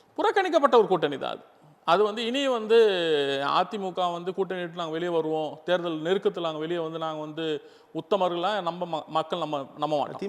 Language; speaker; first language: Tamil; non-native, local second language; Urdu